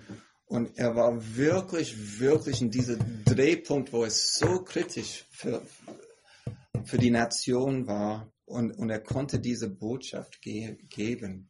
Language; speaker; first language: German; non-native, fluent; English